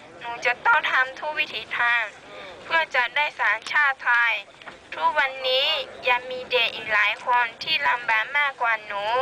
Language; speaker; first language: Thai; non-native, local second language; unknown